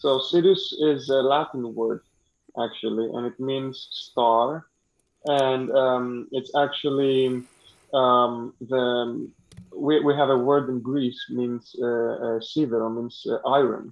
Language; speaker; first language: English; non-native, fluent; Greek